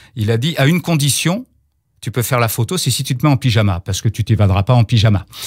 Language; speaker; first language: French; native; French